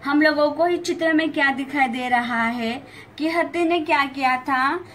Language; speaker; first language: Hindi; non-native, local second language; Marathi